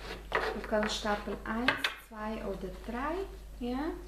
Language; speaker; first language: German; non-native, fluent; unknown